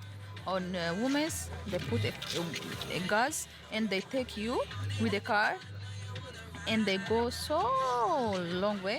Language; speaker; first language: English; non-native, learner; Amharic